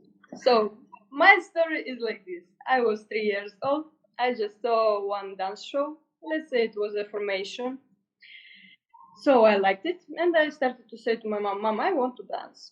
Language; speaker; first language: English; non-native, learner; Russian